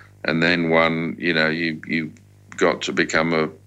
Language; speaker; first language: English; native; English